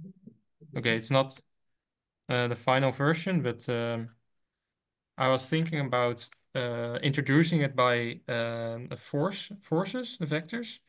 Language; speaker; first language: English; non-native, fluent; Dutch